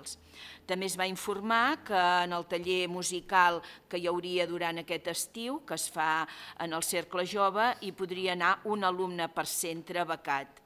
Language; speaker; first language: Catalan; native; Catalan